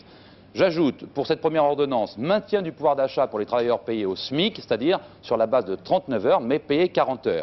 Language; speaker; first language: French; native; French